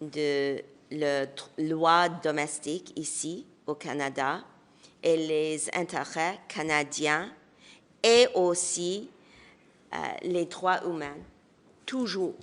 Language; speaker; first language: French; non-native, local second language; English